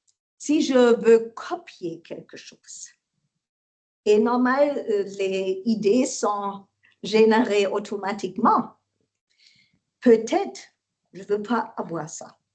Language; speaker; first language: French; non-native, learner; German